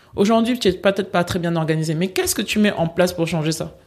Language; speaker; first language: French; native; French